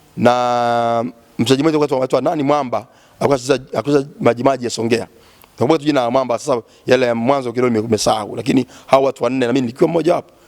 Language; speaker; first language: Swahili; native; Swahili